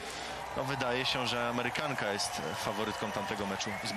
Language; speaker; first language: Polish; native; Polish